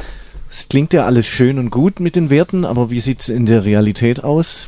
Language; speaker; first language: German; native; German